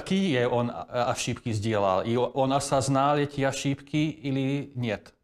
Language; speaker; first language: Russian; non-native, fluent; Hungarian